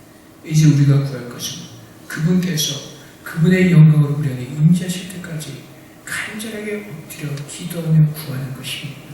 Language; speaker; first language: Korean; native; Korean